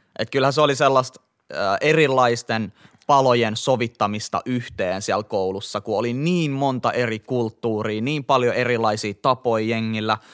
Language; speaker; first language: Finnish; native; Finnish